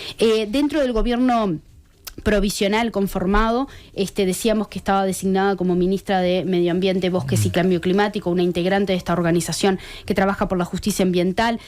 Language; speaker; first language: Spanish; native; Spanish